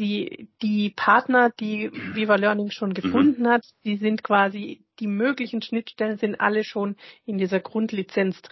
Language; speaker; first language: German; native; German